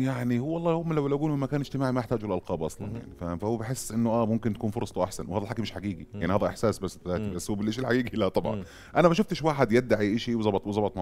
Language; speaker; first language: Arabic; native; Arabic